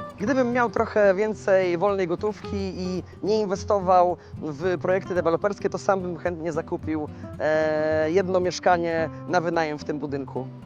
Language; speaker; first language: Polish; native; Polish